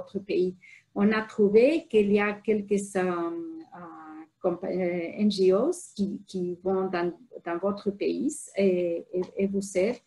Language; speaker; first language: French; non-native, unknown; Spanish